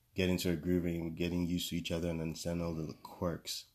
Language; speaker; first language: English; non-native, local second language; Yoruba